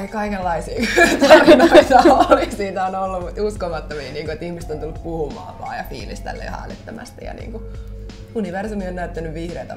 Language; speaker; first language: Finnish; native; Finnish